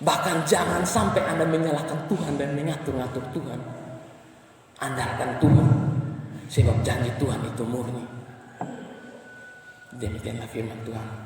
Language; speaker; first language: Indonesian; non-native, local second language; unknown